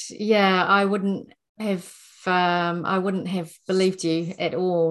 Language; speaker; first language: English; native; English